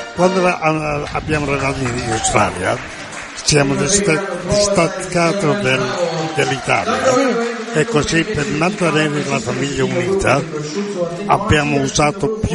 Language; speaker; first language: Italian; native; Italian